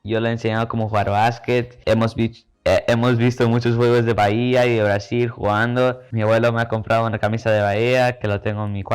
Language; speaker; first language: Spanish; early bilingual, heritage; Spanish